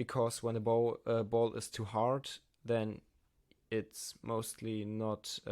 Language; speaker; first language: English; non-native, learner; German